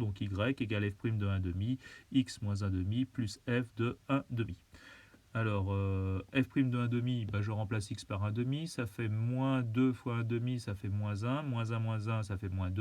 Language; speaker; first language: French; native; French